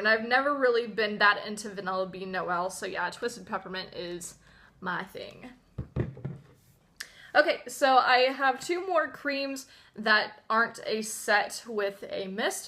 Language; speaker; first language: English; native; English